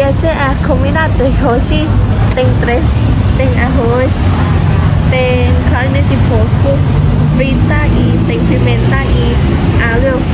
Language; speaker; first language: Portuguese; non-native, learner; Thai